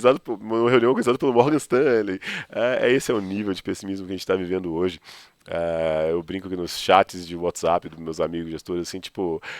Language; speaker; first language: Portuguese; native; Portuguese